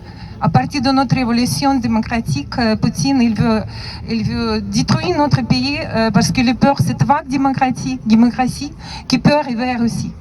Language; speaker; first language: French; non-native, learner; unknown